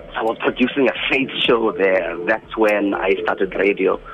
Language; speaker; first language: English; non-native, local second language; Xhosa